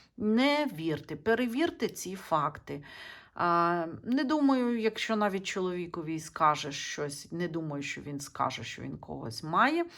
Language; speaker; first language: Ukrainian; non-native, local second language; Russian